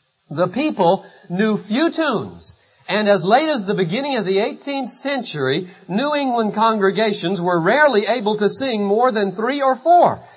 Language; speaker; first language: English; native; English